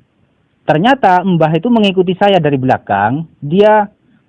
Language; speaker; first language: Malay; non-native, local second language; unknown